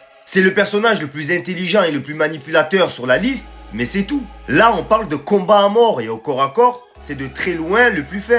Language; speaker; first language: French; native; French